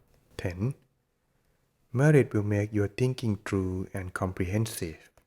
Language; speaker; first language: English; non-native, fluent; Thai